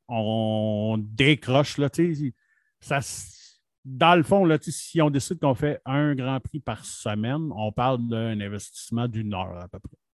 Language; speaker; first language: French; native; French